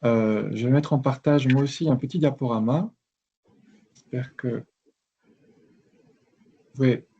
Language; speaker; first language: French; native; French